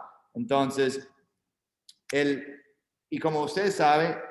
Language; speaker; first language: Spanish; non-native, learner; English